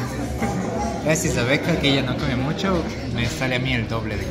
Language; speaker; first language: Spanish; native; Spanish